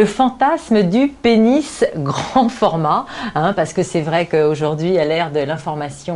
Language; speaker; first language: French; native; French